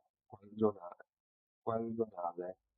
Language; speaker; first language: Italian; non-native, learner; English